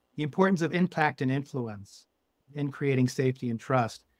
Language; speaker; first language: English; native; English